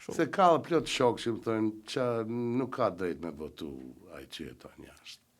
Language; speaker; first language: Albanian; native; Albanian